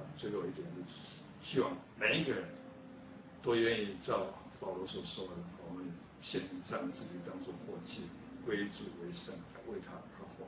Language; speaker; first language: Chinese; native; Chinese